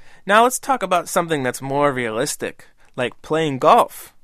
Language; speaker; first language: English; native; English